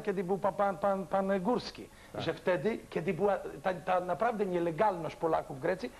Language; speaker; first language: Polish; early bilingual, other home language; Greek